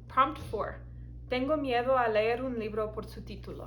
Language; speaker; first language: Spanish; non-native, fluent; English